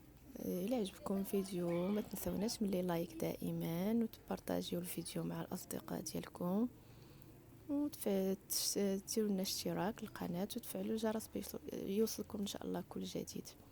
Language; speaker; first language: Arabic; native; Arabic